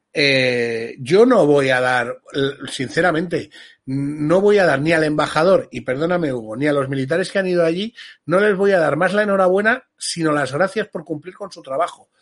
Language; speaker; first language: Spanish; native; Spanish